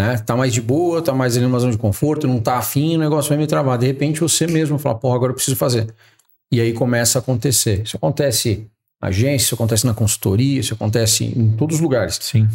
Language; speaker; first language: Portuguese; native; Portuguese